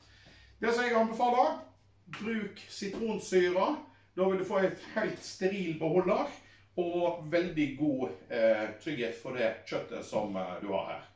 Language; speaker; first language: Norwegian; native; Norwegian